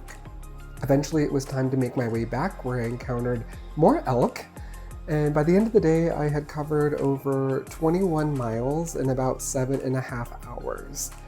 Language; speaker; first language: English; native; English